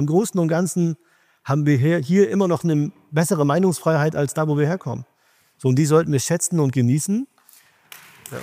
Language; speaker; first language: German; early bilingual, other home language; Urdu